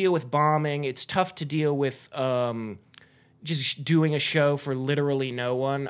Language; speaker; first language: English; native; English